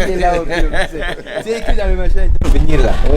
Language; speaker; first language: French; non-native, local second language; Sango